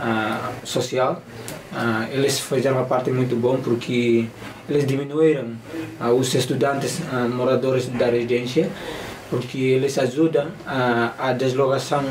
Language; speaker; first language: Portuguese; non-native, learner; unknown